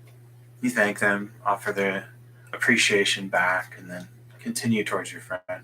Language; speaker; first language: English; native; English